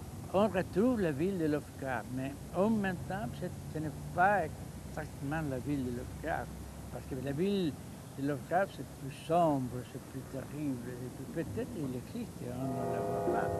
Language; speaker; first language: French; non-native, fluent; Spanish